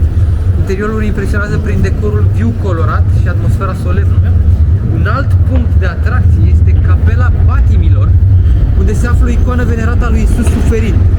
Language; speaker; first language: Romanian; native; Romanian